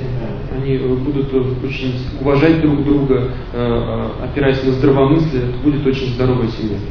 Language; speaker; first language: Russian; native; Russian